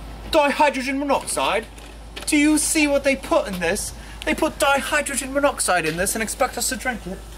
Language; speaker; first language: English; native; English